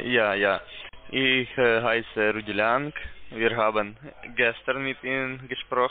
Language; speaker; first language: German; non-native, learner; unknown